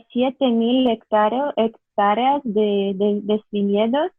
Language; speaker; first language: Spanish; non-native, fluent; Russian